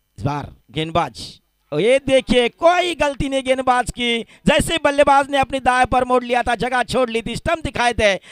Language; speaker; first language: Hindi; non-native, local second language; Marathi